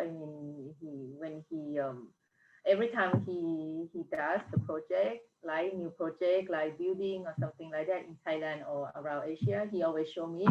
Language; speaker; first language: English; non-native, fluent; Thai